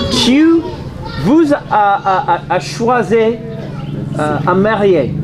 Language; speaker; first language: French; non-native, learner; English